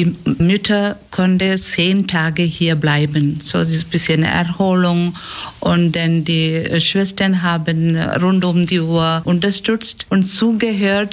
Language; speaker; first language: German; non-native, learner; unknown